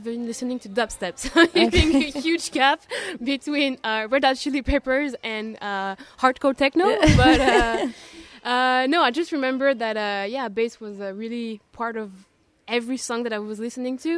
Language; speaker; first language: English; non-native, fluent; French